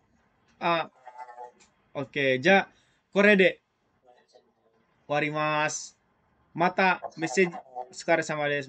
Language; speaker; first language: Japanese; non-native, fluent; Indonesian